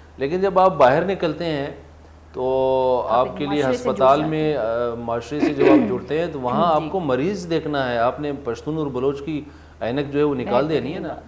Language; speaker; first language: Urdu; non-native, local second language; Pashto